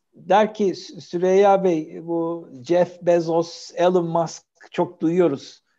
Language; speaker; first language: Turkish; native; Turkish